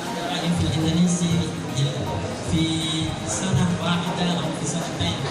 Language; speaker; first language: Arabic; non-native, learner; Indonesian